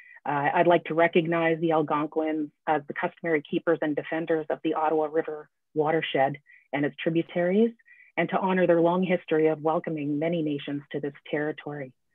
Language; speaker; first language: English; native; English